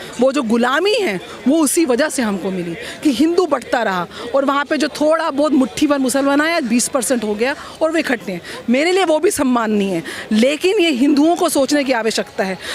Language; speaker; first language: Hindi; native; Hindi